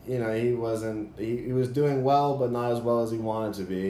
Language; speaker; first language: English; native; English